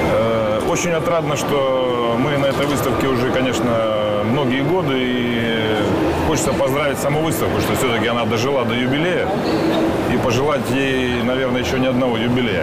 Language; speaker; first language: Russian; native; Russian